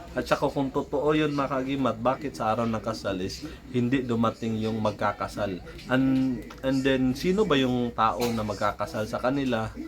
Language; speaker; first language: Filipino; non-native, local second language; Cebuano